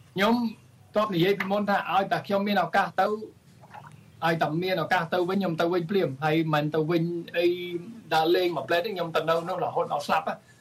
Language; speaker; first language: Khmer; early bilingual, heritage; Khmer